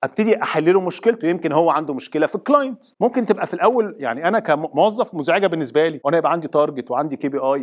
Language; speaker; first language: Arabic; native; Arabic